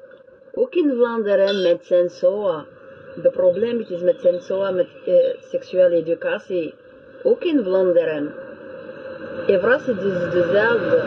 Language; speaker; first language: Dutch; non-native, learner; French